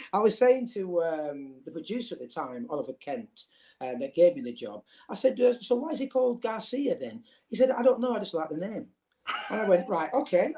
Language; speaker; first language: English; native; English